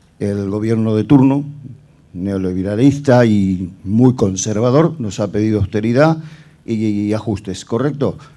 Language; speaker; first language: Spanish; native; Spanish